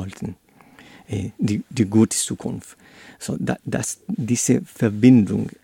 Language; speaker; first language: German; non-native, learner; Spanish